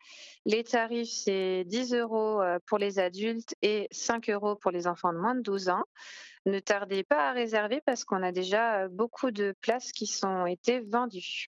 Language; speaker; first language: French; native; French